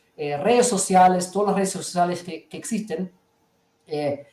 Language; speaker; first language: Spanish; early bilingual, heritage; German